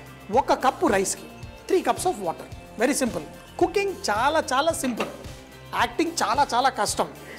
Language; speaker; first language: Telugu; native; Telugu